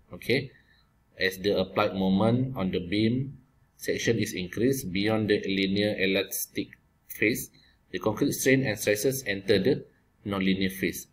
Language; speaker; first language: English; non-native, local second language; Malay